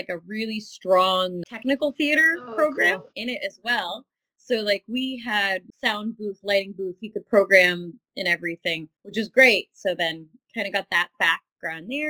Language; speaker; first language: English; native; English